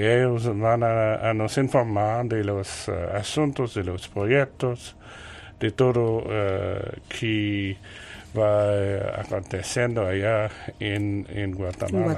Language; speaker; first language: Spanish; non-native, learner; French